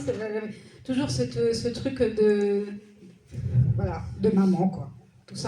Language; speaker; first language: French; native; French